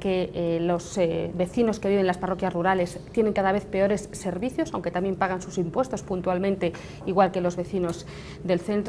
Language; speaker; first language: Spanish; native; Spanish